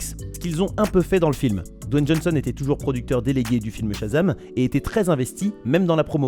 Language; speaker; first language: French; native; French